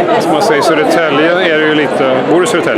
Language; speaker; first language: Swedish; native; Swedish